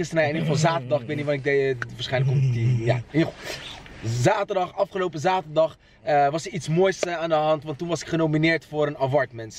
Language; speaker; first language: Dutch; native; Dutch